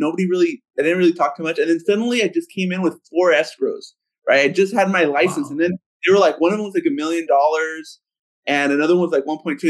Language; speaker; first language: English; early bilingual, other home language; Spanish